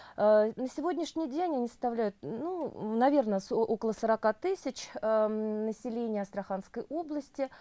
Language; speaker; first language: Russian; native; Russian